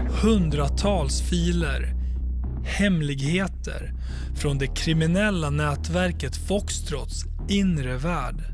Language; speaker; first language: Swedish; native; Swedish